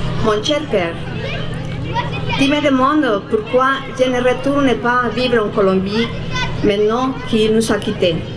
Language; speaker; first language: French; non-native, fluent; Spanish